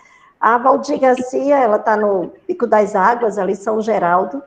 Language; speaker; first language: Portuguese; native; Portuguese